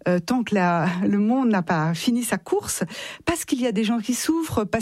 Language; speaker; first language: French; native; French